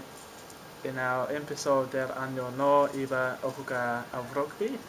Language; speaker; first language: Spanish; non-native, learner; English